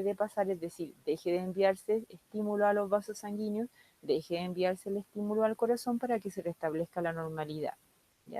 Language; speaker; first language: Spanish; native; Spanish